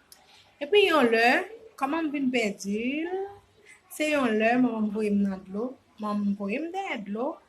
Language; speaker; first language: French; non-native, learner; Haitian Creole